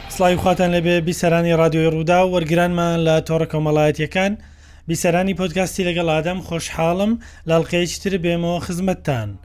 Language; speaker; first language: Central Kurdish; native; Central Kurdish